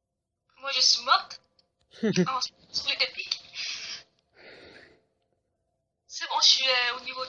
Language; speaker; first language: French; native; French